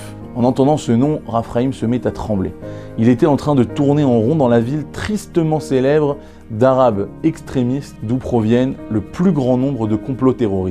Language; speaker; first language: French; native; French